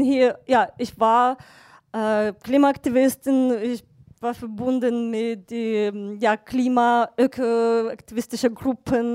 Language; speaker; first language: German; non-native, fluent; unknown